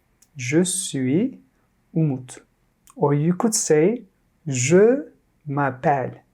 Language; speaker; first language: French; non-native, fluent; Turkish